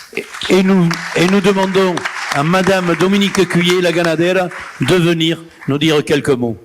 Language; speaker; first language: French; native; French